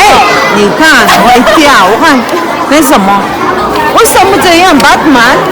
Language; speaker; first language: Chinese; non-native, learner; Filipino